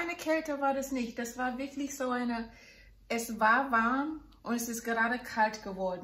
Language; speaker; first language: German; non-native, fluent; English